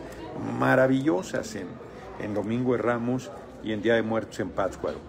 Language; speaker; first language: Spanish; native; Spanish